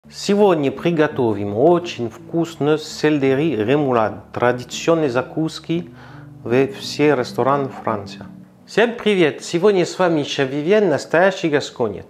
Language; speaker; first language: Russian; non-native, learner; French